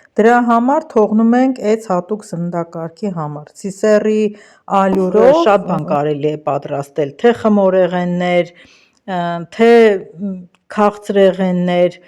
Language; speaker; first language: Armenian; native; Armenian